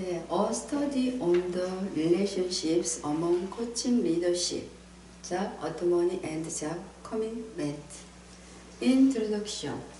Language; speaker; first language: English; non-native, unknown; Korean